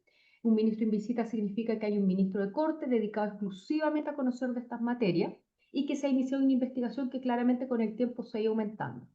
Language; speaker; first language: Spanish; native; Spanish